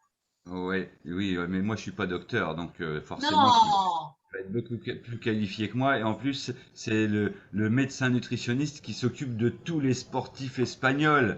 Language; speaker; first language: French; native; French